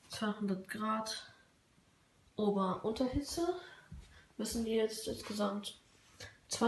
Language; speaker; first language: German; native; German